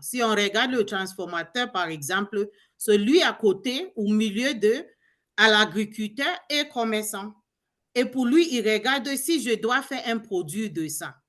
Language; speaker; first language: French; non-native, learner; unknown